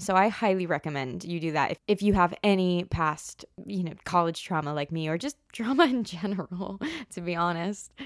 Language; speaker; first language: English; native; English